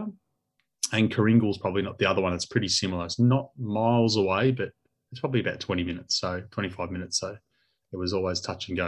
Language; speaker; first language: English; native; English